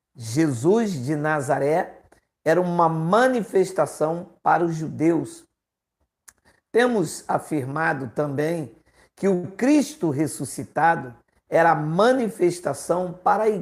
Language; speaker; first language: Portuguese; native; Portuguese